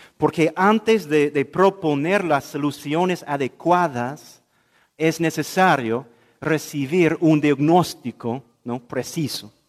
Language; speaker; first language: Spanish; non-native, fluent; English